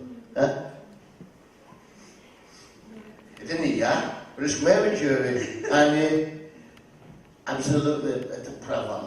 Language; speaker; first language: Russian; non-native, fluent; English